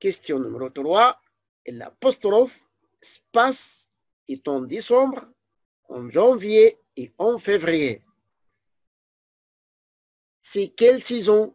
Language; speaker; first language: French; non-native, fluent; Arabic